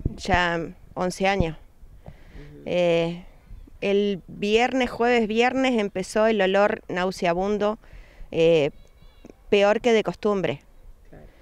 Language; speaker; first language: Spanish; native; Spanish